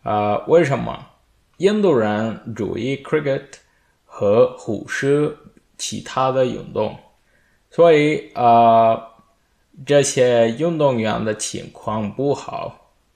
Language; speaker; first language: Chinese; non-native, learner; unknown